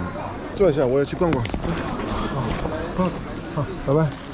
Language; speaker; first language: Chinese; non-native, fluent; English